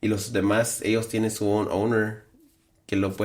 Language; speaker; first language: Spanish; early bilingual, heritage; Spanish